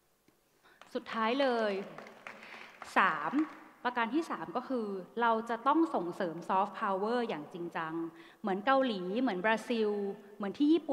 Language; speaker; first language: Thai; native; Thai